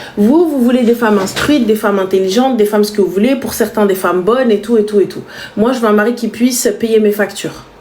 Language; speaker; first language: French; native; French